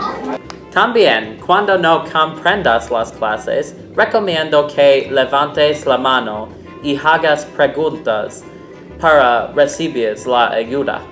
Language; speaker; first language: Spanish; non-native, learner; English